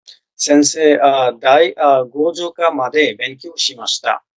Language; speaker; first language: Japanese; non-native, learner; Bangla